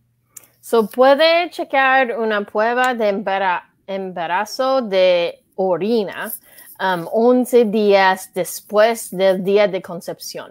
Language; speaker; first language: Spanish; non-native, learner; English